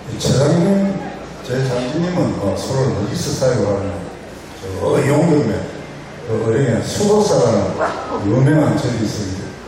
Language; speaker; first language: Korean; native; Korean